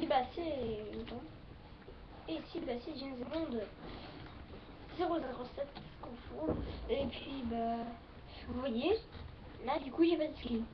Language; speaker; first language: French; native; French